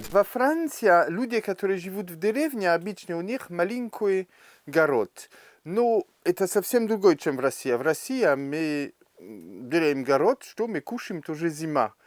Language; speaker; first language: Russian; non-native, learner; French